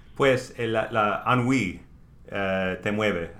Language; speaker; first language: Spanish; non-native, learner; English